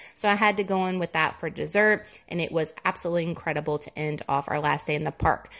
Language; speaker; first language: English; native; English